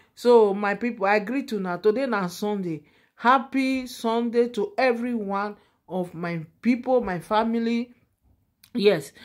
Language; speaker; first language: Nigerian Pidgin; non-native, local second language; Yoruba